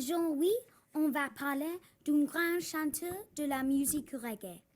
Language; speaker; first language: French; non-native, learner; English